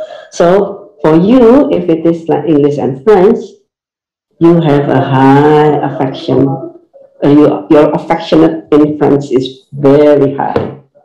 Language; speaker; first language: English; non-native, fluent; Indonesian